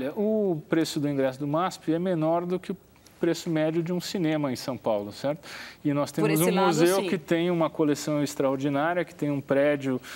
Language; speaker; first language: Portuguese; native; Portuguese